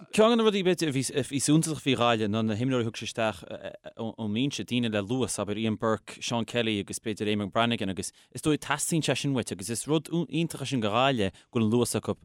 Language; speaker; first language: Irish; non-native, local second language; English